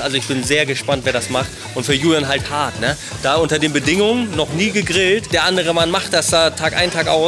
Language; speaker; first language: German; native; German